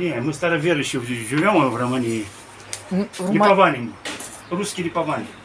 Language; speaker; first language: Russian; early bilingual, heritage; Russian